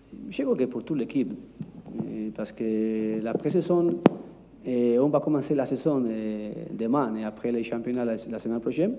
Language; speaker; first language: French; non-native, learner; Spanish